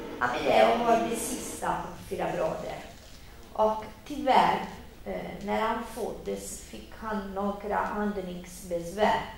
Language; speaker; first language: Swedish; non-native, fluent; Italian